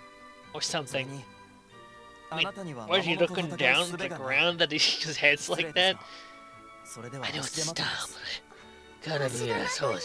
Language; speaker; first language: English; native; English